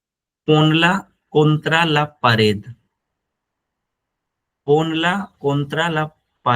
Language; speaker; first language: Spanish; non-native, fluent; Hindi